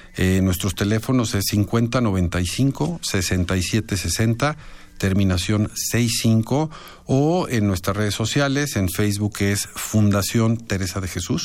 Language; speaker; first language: Spanish; native; Spanish